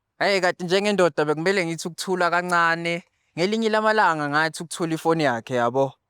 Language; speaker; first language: Zulu; native; Zulu